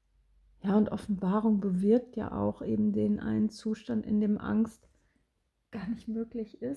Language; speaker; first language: German; native; German